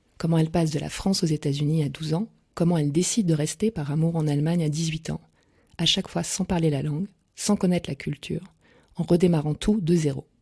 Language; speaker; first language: French; native; French